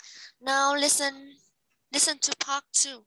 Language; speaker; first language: English; non-native, fluent; Vietnamese